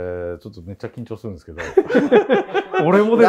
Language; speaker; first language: Japanese; native; Japanese